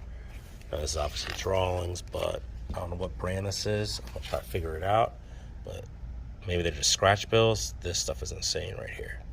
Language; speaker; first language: English; native; English